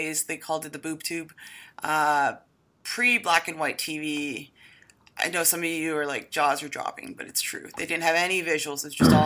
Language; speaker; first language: English; native; English